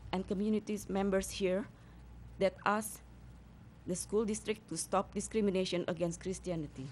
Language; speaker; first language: English; non-native, fluent; Indonesian